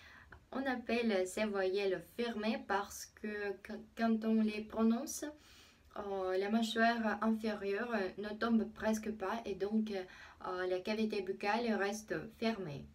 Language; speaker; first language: French; non-native, fluent; Russian